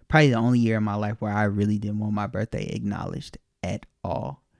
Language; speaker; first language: English; native; English